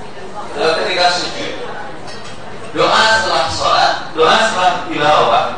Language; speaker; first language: Indonesian; native; Indonesian